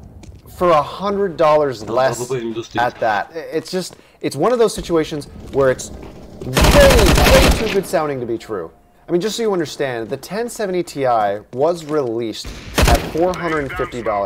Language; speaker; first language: English; native; English